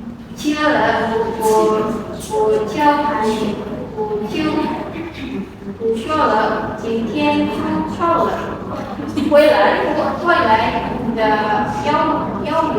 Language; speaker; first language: Chinese; non-native, learner; Indonesian